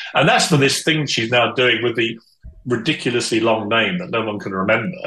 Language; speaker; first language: English; native; English